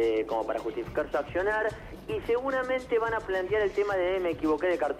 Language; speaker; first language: Spanish; native; Spanish